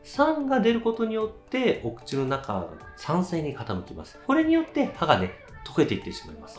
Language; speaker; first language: Japanese; native; Japanese